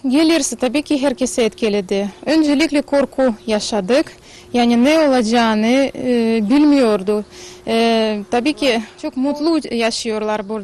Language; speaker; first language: Turkish; non-native, learner; Russian